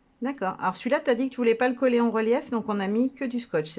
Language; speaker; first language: French; native; French